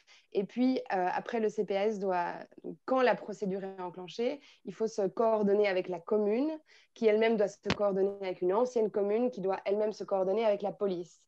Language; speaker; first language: French; native; French